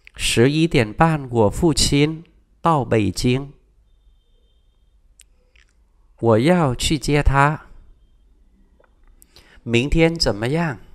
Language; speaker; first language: Chinese; non-native, fluent; Vietnamese